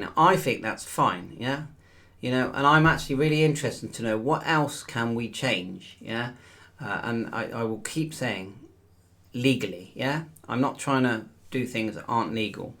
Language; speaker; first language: English; native; English